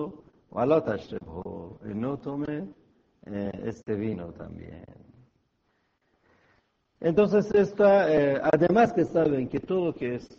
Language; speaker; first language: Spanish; non-native, fluent; Persian